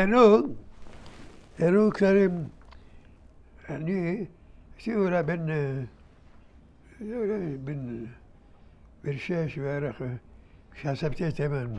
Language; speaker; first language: Hebrew; early bilingual, other home language; Arabic